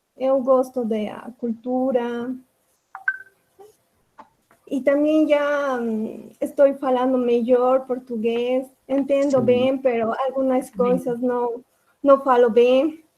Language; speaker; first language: Portuguese; non-native, learner; Spanish